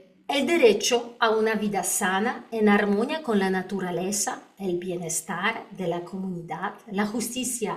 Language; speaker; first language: Spanish; non-native, learner; Polish